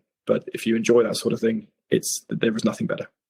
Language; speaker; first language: English; native; English